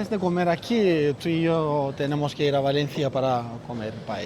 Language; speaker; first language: Spanish; non-native, learner; Turkish